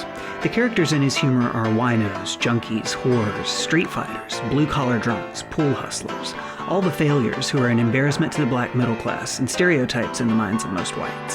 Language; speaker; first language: English; native; English